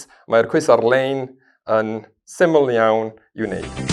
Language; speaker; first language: Welsh; non-native, fluent; Spanish